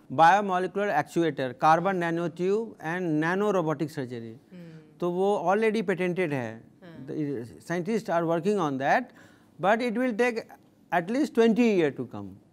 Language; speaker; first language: Hindi; native; Hindi